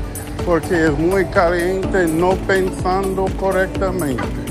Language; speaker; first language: Spanish; non-native, learner; English